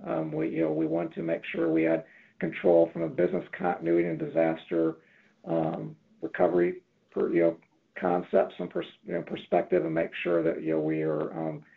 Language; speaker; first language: English; native; English